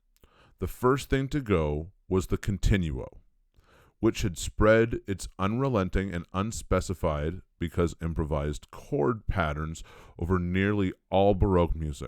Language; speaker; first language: English; native; English